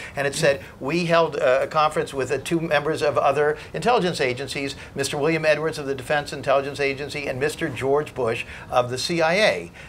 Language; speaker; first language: English; native; English